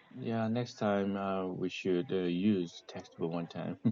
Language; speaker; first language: English; non-native, learner; Korean